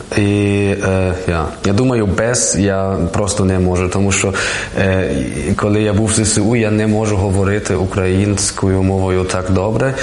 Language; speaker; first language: Ukrainian; non-native, learner; German